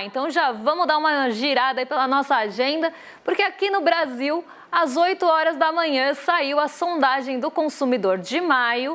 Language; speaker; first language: Portuguese; native; Portuguese